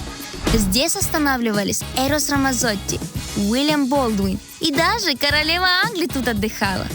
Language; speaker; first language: Russian; native; Russian